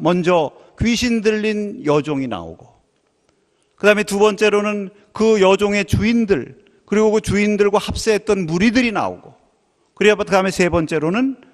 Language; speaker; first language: Korean; native; Korean